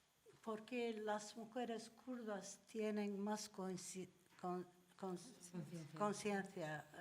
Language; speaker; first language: Spanish; non-native, learner; Turkish